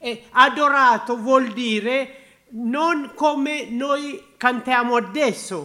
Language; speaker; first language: Italian; non-native, learner; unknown